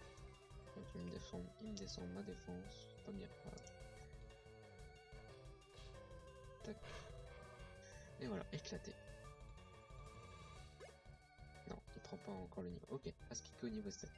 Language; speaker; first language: French; native; French